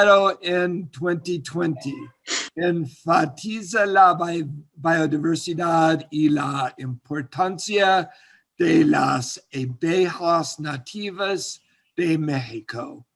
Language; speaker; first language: Spanish; non-native, learner; English